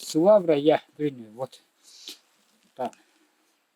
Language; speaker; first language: Russian; non-native, local second language; Yakut